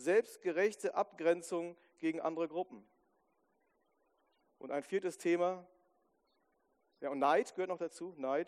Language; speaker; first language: German; native; German